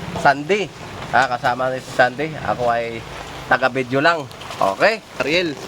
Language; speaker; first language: Filipino; non-native, local second language; Cebuano